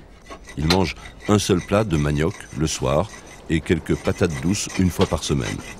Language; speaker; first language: French; native; French